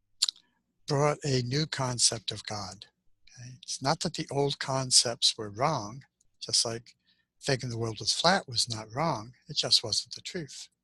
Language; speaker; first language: English; native; English